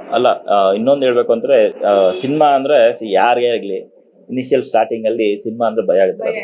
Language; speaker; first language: Kannada; non-native, local second language; Telugu